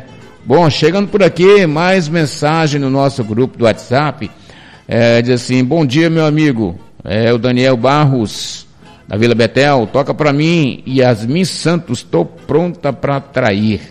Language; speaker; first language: Portuguese; native; Portuguese